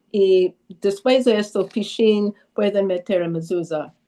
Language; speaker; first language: Spanish; early bilingual, heritage; Spanish